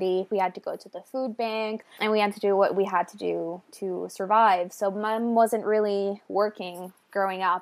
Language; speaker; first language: English; native; English